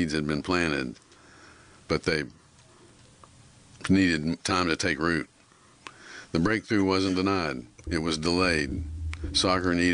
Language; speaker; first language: English; native; English